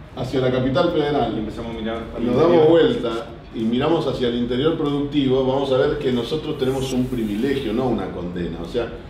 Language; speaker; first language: Spanish; native; Spanish